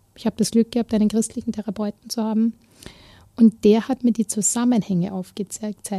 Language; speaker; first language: German; native; German